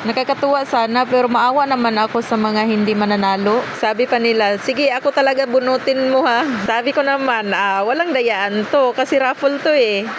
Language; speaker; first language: Filipino; non-native, local second language; Cebuano